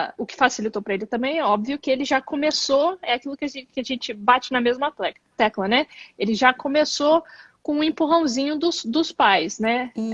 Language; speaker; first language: Portuguese; native; Portuguese